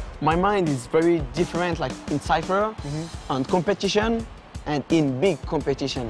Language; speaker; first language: English; non-native, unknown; French